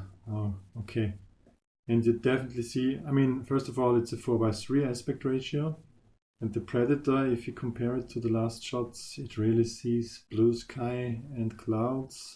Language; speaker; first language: English; non-native, fluent; German